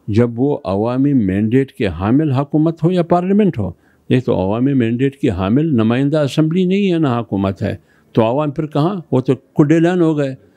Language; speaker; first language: Urdu; non-native, local second language; Pashto